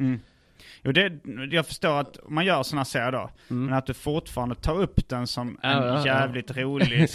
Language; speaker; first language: Swedish; native; Swedish